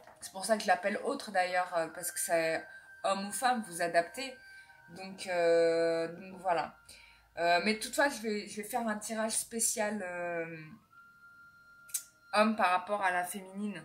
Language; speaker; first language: French; native; French